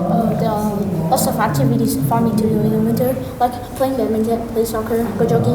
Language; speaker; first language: English; non-native, learner; Vietnamese